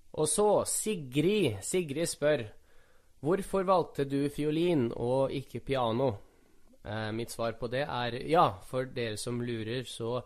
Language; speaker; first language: Norwegian; early bilingual, other home language; Russian